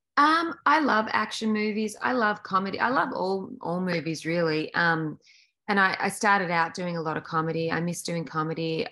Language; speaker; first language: English; native; English